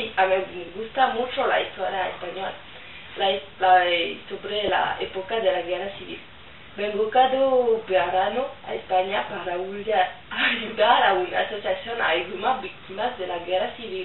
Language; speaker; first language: Spanish; non-native, learner; French